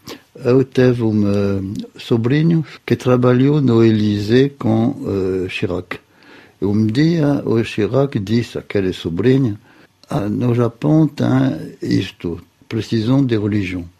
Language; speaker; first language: Portuguese; non-native, fluent; French